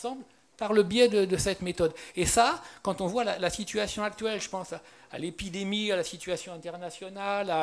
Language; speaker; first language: French; native; French